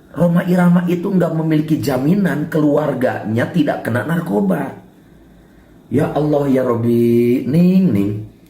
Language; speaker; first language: Indonesian; non-native, local second language; Sundanese